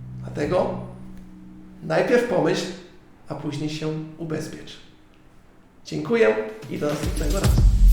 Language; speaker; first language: Polish; early bilingual, heritage; Polish